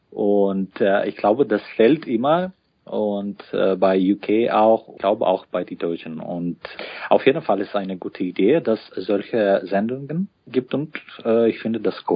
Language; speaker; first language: German; non-native, fluent; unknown